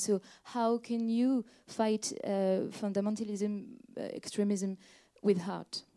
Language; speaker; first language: English; non-native, fluent; French